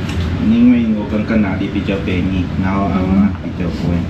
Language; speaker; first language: Chinese; non-native, learner; Filipino